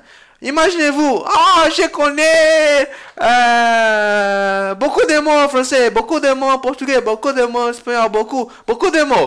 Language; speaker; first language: French; non-native, learner; Portuguese